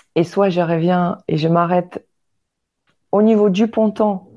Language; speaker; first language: French; non-native, fluent; Polish